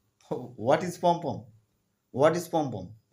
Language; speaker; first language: English; non-native, learner; Bangla